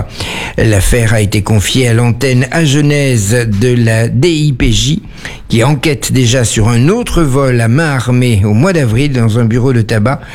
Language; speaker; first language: French; native; French